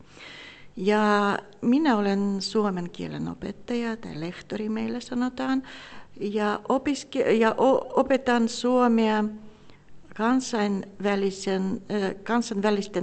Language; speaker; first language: Finnish; non-native, fluent; Russian